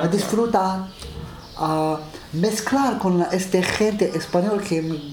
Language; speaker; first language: Spanish; non-native, learner; Arabic